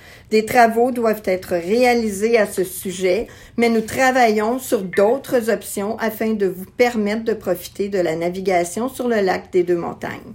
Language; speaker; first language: French; native; French